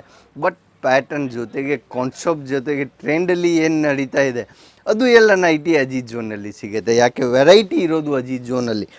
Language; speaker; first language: Kannada; non-native, local second language; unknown